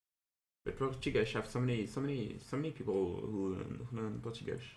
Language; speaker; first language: English; non-native, fluent; French